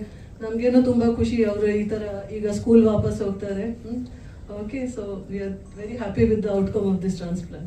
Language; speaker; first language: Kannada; non-native, fluent; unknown